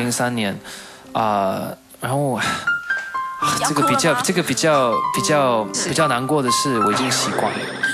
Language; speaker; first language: Chinese; early bilingual, heritage; Chinese